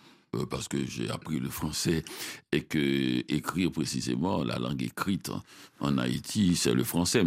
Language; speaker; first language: French; non-native, local second language; Haitian Creole